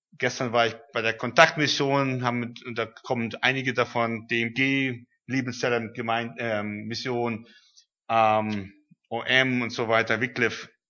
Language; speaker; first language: German; early bilingual, heritage; German